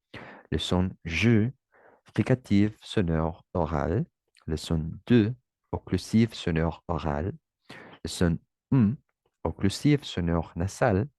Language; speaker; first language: French; non-native, learner; Spanish